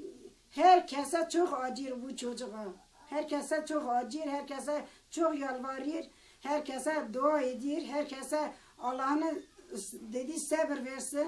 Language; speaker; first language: Turkish; non-native, local second language; Kurdish